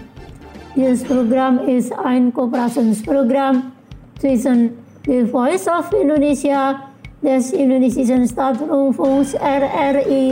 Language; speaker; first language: German; non-native, fluent; Indonesian